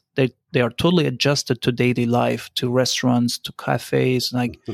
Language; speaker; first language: English; non-native, fluent; Turkish